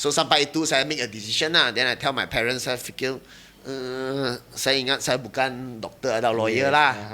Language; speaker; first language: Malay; non-native, local second language; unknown